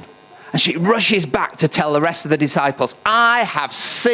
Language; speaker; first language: English; native; English